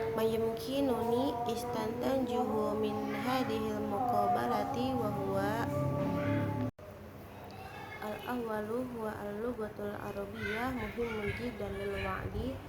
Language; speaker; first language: Arabic; non-native, learner; Indonesian